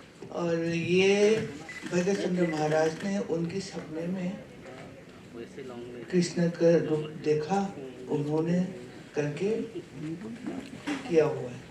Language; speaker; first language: Hindi; non-native, local second language; Manipuri